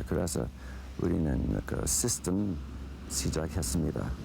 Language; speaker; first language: Korean; non-native, learner; English